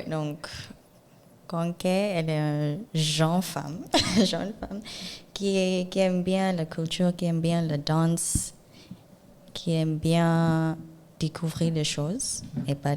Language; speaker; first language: French; non-native, learner; Zulu